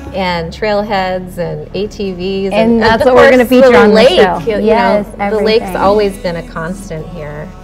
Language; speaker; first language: English; native; English